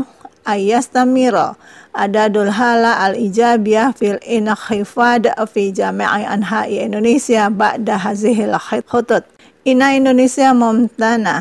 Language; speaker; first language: Arabic; non-native, fluent; Indonesian